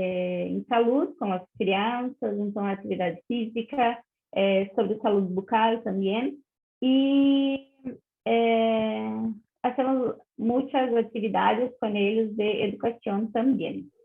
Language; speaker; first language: Spanish; non-native, learner; Portuguese